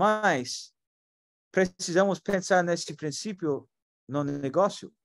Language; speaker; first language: Portuguese; non-native, fluent; English